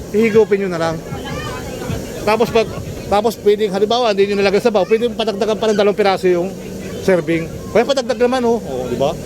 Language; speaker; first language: Filipino; native; Filipino